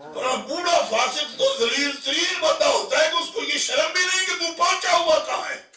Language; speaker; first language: Urdu; non-native, local second language; Punjabi